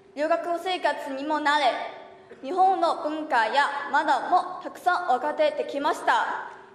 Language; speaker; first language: Japanese; non-native, learner; Chinese